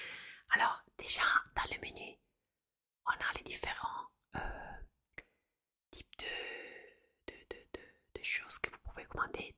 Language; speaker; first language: French; non-native, fluent; Italian